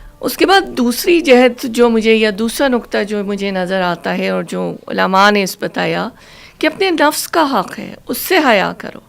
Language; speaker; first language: Urdu; native; Urdu